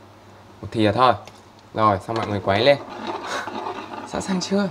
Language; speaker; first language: Vietnamese; native; Vietnamese